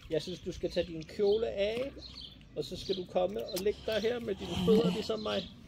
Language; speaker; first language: Danish; native; Danish